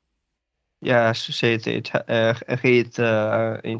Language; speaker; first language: English; non-native, fluent; Chinese